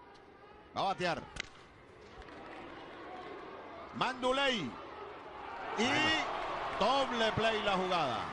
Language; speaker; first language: Spanish; native; Spanish